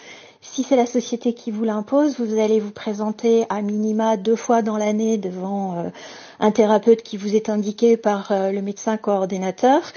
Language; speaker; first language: French; native; French